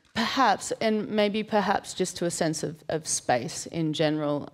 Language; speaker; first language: English; native; English